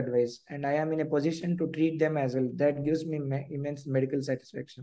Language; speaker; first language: English; non-native, local second language; Telugu